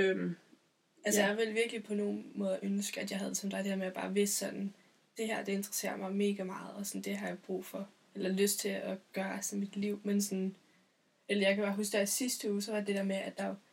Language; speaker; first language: Danish; native; Danish